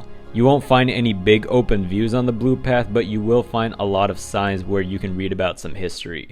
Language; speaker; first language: English; native; English